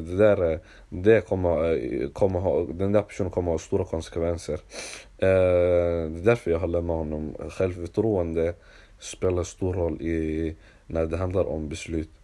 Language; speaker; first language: Swedish; non-native, local second language; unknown